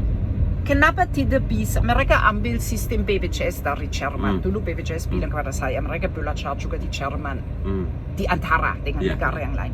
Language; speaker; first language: Indonesian; non-native, fluent; German